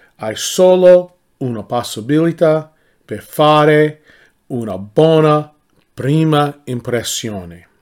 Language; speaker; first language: Italian; non-native, learner; English